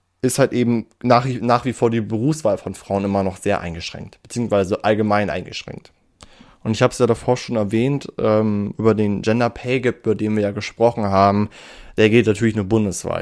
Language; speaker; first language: German; native; German